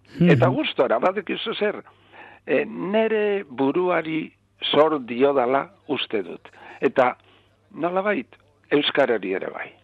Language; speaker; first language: Basque; non-native, local second language; Spanish